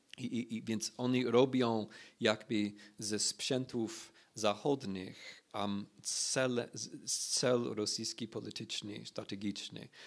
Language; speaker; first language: Polish; non-native, fluent; English